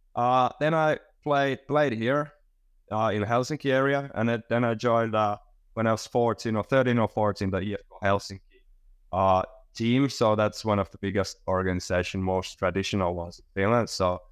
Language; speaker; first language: English; non-native, fluent; Finnish